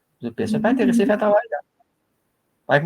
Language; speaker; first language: French; non-native, local second language; Morisyen